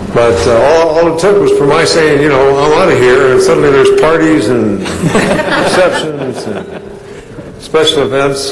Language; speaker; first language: English; native; English